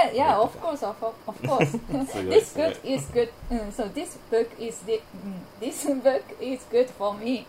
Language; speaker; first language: English; non-native, learner; Japanese